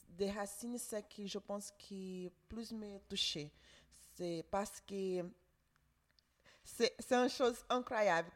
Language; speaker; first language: French; non-native, learner; Portuguese